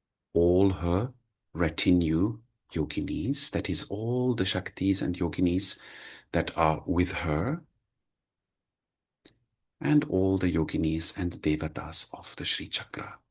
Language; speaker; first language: English; non-native, fluent; German